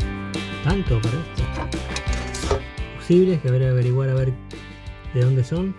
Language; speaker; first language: Spanish; native; Spanish